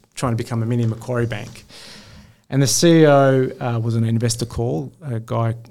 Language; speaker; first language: English; native; English